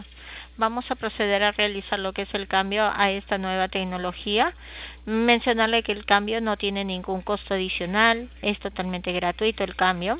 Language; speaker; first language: Spanish; native; Spanish